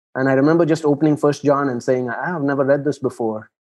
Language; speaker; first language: English; non-native, local second language; Tamil